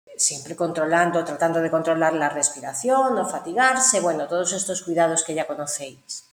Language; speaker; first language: Spanish; native; Spanish